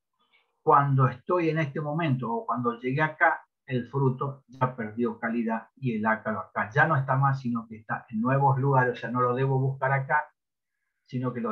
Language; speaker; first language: Spanish; native; Spanish